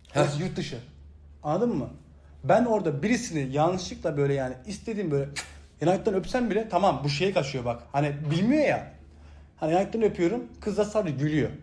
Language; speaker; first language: Turkish; early bilingual, heritage; Turkish